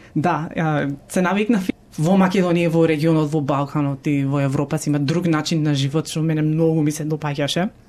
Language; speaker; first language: Macedonian; early bilingual, heritage; Macedonian